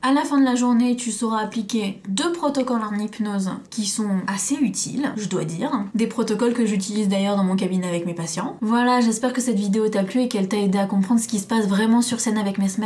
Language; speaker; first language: French; native; French